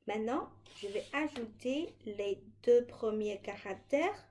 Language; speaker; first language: French; non-native, fluent; Chinese